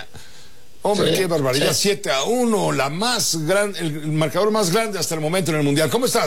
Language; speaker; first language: Spanish; native; Spanish